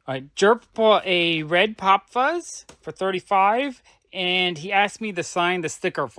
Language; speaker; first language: English; native; English